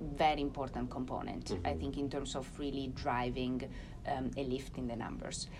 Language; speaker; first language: English; non-native, fluent; Italian